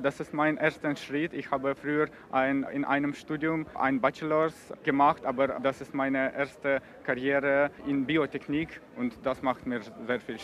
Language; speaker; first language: German; non-native, learner; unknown